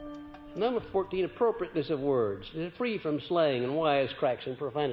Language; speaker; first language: English; native; English